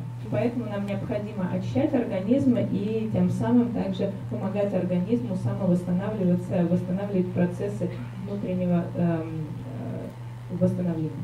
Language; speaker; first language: Russian; native; Russian